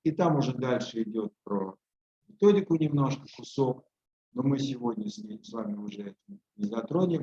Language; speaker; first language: Russian; native; Russian